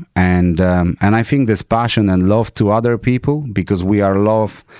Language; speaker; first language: English; non-native, fluent; Polish